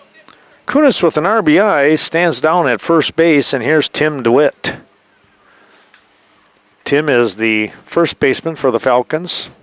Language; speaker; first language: English; native; English